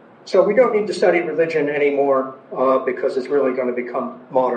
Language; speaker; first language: English; native; English